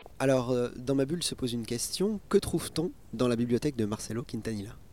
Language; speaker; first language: French; native; French